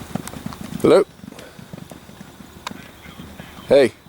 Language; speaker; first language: English; native; English